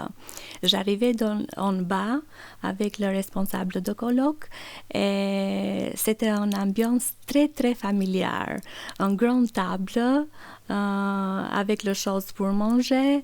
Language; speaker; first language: French; non-native, learner; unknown